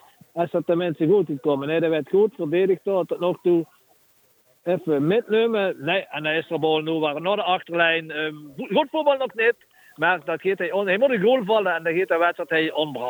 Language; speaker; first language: Dutch; native; Dutch